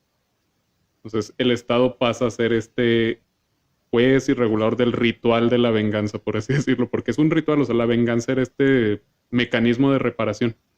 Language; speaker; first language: Spanish; native; Spanish